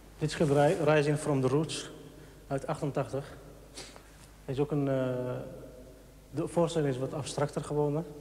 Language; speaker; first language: Dutch; non-native, fluent; Arabic